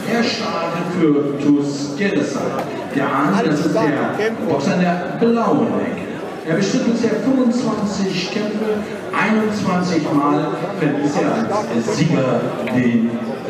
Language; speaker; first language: German; native; German